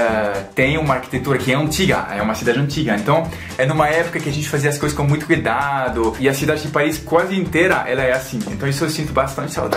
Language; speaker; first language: Portuguese; non-native, fluent; French